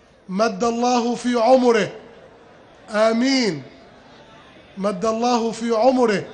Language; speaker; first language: Arabic; native; Arabic